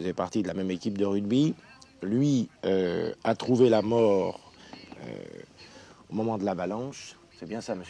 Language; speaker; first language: French; native; French